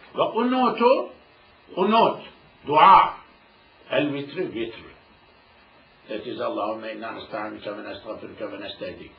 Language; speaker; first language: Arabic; non-native, fluent; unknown